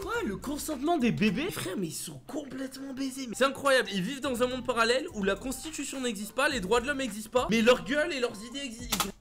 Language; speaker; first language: French; native; French